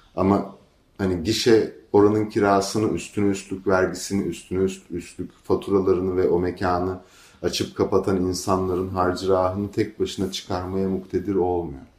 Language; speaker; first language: Turkish; native; Turkish